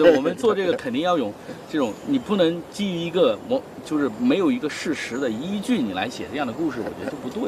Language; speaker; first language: Chinese; native; Chinese